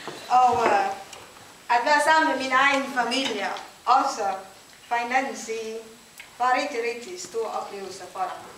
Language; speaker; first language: Danish; non-native, learner; Filipino